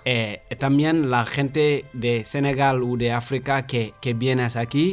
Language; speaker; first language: Spanish; non-native, learner; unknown